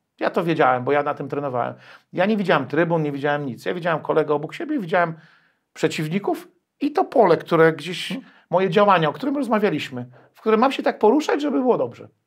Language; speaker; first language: Polish; native; Polish